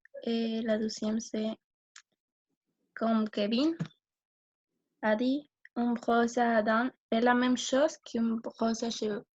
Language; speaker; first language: French; non-native, learner; Spanish